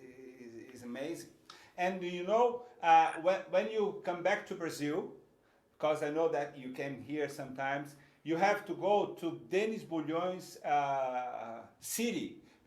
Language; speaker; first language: English; non-native, fluent; Portuguese